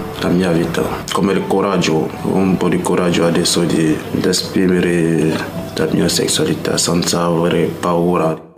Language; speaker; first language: Italian; non-native, learner; French